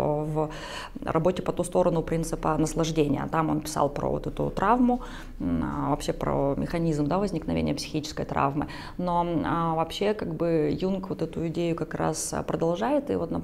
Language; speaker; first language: Russian; native; Russian